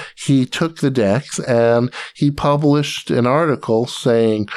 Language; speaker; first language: English; native; English